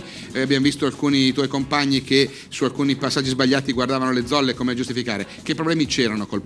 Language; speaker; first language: Italian; native; Italian